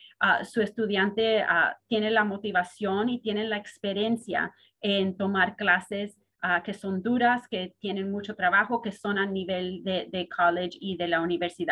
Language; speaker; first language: Spanish; early bilingual, heritage; Spanish